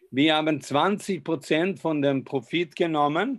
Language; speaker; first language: German; non-native, fluent; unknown